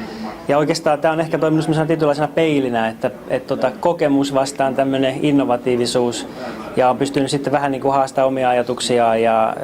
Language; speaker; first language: Finnish; native; Finnish